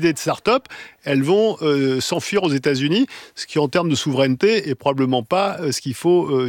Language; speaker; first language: French; native; French